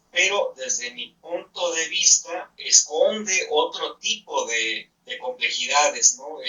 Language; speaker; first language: Spanish; native; Spanish